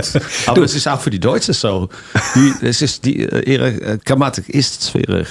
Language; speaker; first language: German; non-native, fluent; Dutch